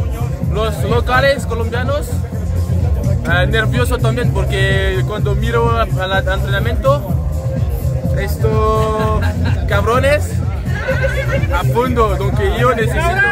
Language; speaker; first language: Spanish; non-native, learner; French